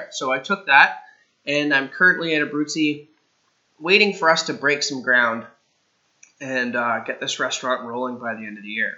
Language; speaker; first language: English; native; English